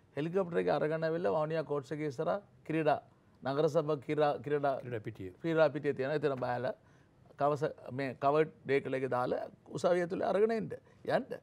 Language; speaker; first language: Sinhala; non-native, local second language; Tamil